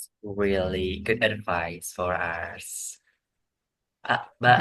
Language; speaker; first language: English; non-native, learner; Indonesian